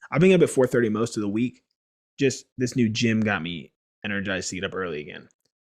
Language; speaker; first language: English; native; English